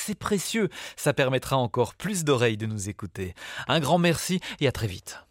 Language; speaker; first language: French; native; French